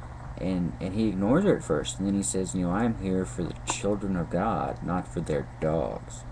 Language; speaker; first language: English; native; English